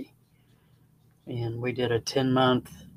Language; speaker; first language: English; native; English